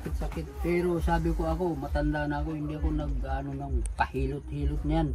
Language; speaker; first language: Filipino; native; Filipino